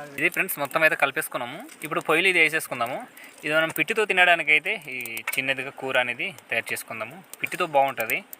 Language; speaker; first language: Telugu; non-native, local second language; Odia